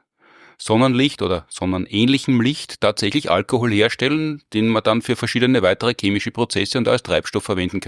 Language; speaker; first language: German; native; German